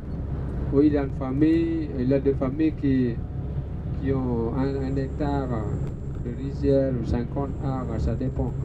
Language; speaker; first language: French; non-native, learner; Balinese